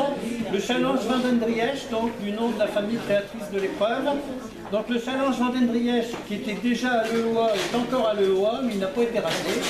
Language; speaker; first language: French; native; French